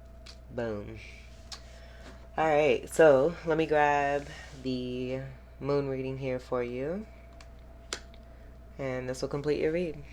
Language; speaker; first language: English; native; English